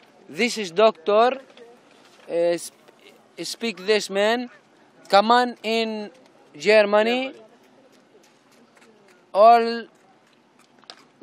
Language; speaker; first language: English; non-native, learner; Arabic